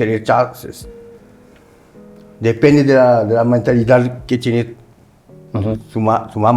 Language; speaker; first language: Spanish; non-native, learner; French